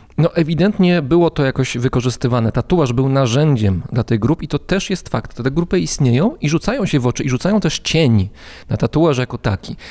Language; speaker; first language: Polish; native; Polish